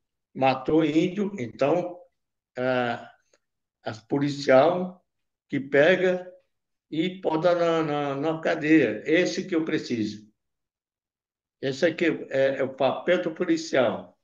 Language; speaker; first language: Portuguese; non-native, local second language; Yanomámi